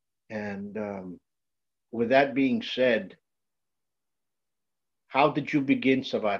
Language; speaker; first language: English; native; English